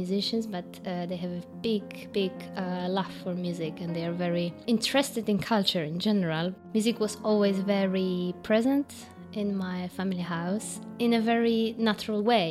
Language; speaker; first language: English; non-native, fluent; Polish